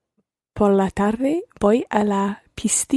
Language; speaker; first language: Spanish; non-native, learner; English